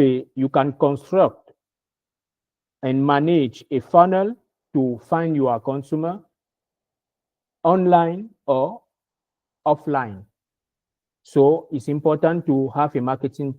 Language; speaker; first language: English; non-native, learner; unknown